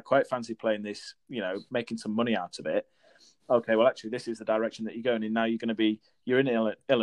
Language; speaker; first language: English; native; English